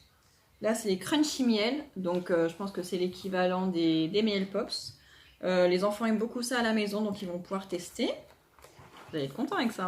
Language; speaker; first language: French; native; French